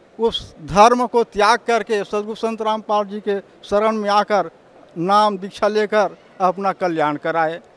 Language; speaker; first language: Hindi; native; Hindi